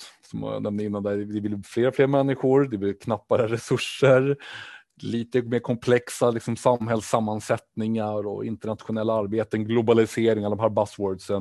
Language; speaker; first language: Swedish; native; Swedish